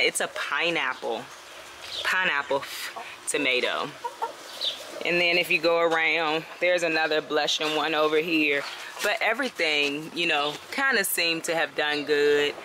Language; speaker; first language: English; native; English